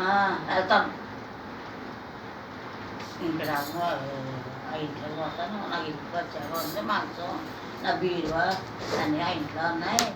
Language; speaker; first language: Telugu; native; Telugu